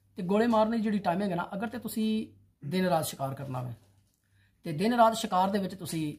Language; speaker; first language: Urdu; non-native, local second language; Punjabi